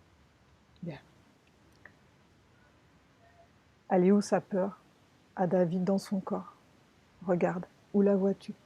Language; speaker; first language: French; native; French